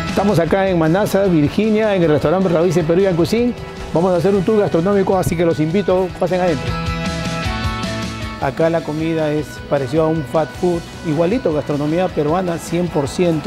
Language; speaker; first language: Spanish; native; Spanish